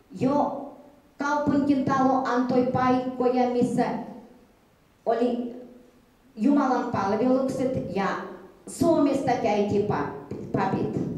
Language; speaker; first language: Finnish; early bilingual, heritage; Finnish